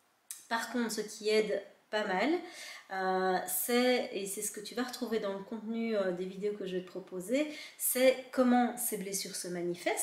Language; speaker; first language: French; native; French